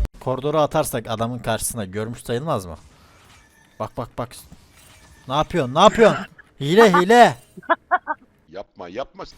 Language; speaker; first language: Turkish; native; Turkish